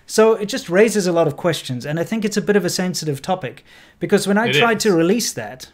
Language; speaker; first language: English; native; English